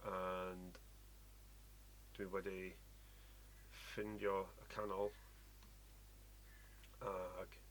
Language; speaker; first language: Welsh; non-native, learner; English